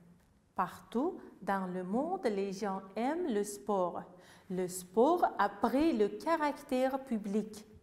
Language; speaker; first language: French; non-native, fluent; Uzbek